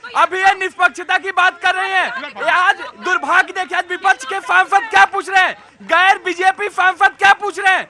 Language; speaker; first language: Hindi; native; Hindi